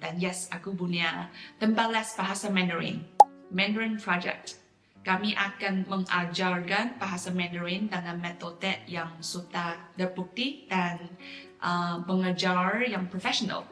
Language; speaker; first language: Indonesian; non-native, fluent; Chinese